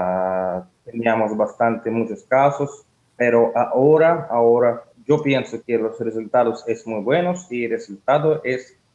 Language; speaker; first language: Spanish; non-native, learner; Russian